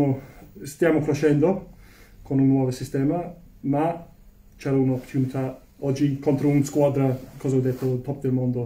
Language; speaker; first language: Italian; non-native, fluent; Spanish